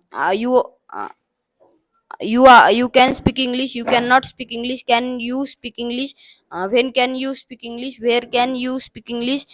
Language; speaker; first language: English; non-native, learner; Marathi